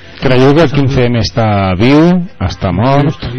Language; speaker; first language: Catalan; native; Catalan